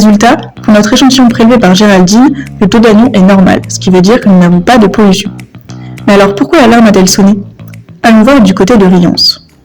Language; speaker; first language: French; native; French